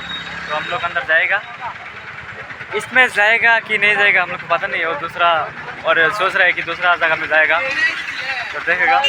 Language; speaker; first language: Hindi; non-native, learner; Bangla